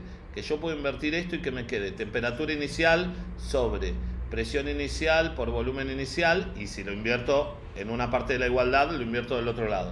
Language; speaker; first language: Spanish; native; Spanish